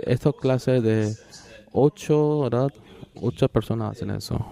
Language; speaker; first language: Spanish; non-native, learner; Korean